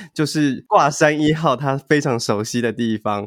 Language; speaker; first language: Chinese; native; Chinese